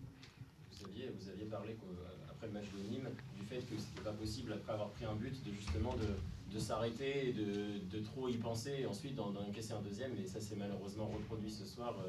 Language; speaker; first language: French; native; French